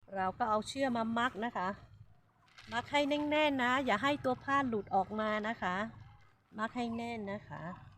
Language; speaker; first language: Thai; non-native, local second language; Hmong